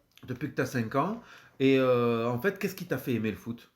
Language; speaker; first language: French; native; French